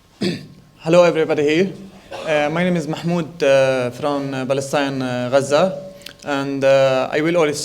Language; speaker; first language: English; non-native, learner; Arabic